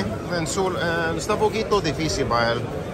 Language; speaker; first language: Spanish; early bilingual, heritage; English